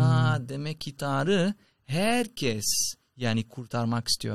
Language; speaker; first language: Turkish; non-native, learner; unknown